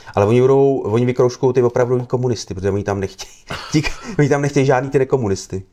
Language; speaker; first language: Czech; native; Czech